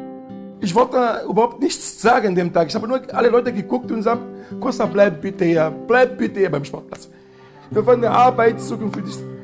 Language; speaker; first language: German; non-native, learner; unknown